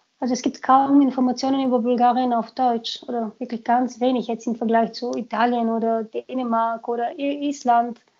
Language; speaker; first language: German; non-native, fluent; Bulgarian